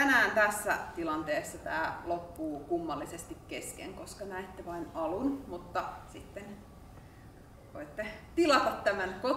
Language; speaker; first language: Finnish; native; Finnish